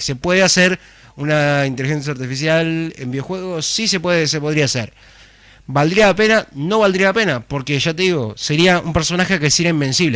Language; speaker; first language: Spanish; native; Spanish